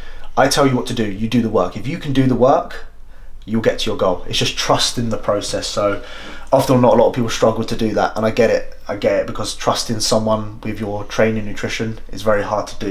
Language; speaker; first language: English; native; English